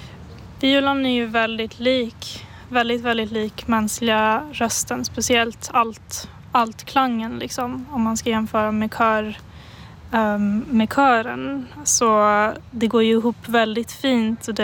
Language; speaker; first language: Swedish; native; Swedish